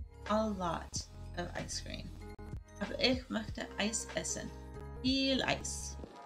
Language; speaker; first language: German; non-native, learner; Spanish